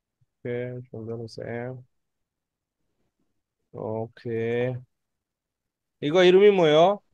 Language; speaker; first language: Korean; non-native, learner; Bangla